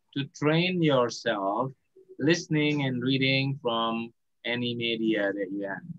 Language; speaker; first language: English; non-native, fluent; Indonesian